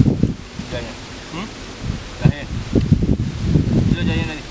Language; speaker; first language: Indonesian; native; Indonesian